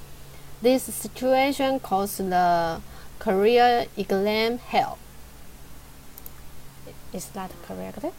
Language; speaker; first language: English; non-native, learner; Chinese